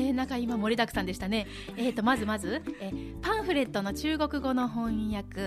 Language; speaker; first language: Japanese; native; Japanese